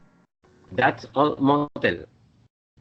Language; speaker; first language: English; non-native, learner; Spanish